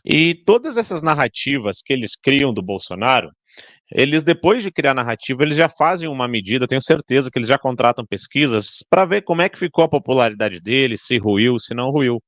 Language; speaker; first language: Portuguese; native; Portuguese